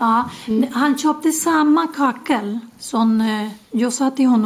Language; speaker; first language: Swedish; non-native, learner; Spanish